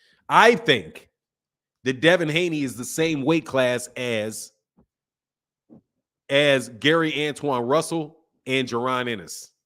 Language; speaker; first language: English; native; English